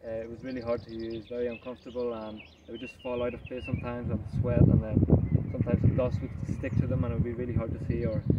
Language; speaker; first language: English; early bilingual, other home language; Spanish